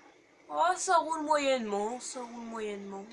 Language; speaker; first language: French; native; French